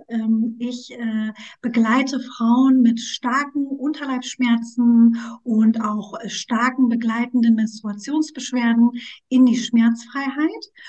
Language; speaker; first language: German; early bilingual, other home language; Turkish